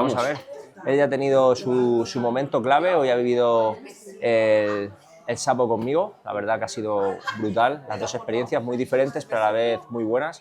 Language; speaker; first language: Spanish; native; Spanish